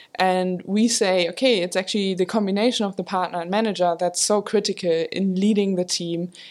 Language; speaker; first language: English; non-native, fluent; German